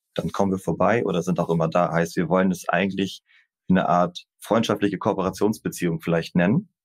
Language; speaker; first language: German; native; German